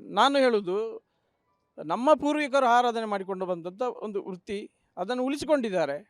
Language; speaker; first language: Kannada; non-native, local second language; Tulu